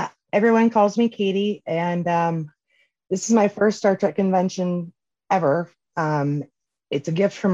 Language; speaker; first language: English; native; English